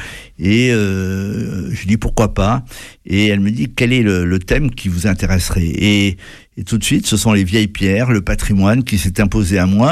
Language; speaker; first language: French; native; French